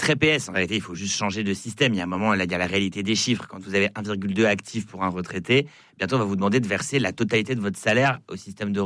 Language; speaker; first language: French; native; French